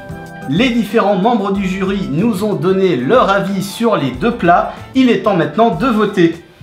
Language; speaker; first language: French; native; French